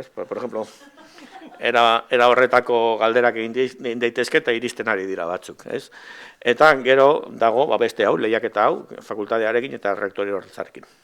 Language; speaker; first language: Basque; native; Basque